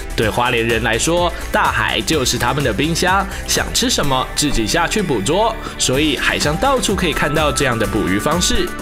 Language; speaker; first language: Chinese; native; Chinese